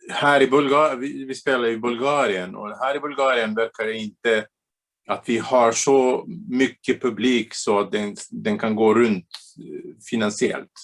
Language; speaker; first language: Swedish; non-native, fluent; Bulgarian